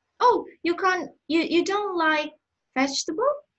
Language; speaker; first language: English; non-native, fluent; Indonesian